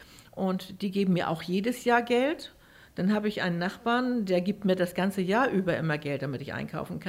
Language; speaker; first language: German; native; German